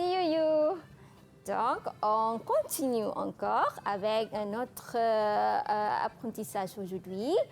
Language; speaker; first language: French; non-native, fluent; Malay